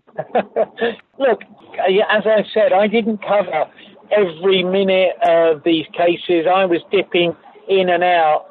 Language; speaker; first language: English; native; English